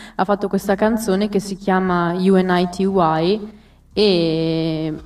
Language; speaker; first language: Italian; native; Italian